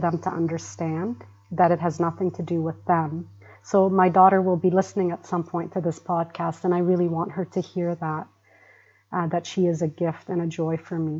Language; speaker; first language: English; early bilingual, other home language; Arabic